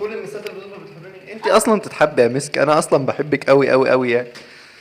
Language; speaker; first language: Arabic; native; Arabic